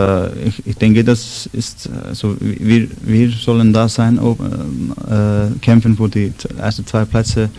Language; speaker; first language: German; non-native, learner; Icelandic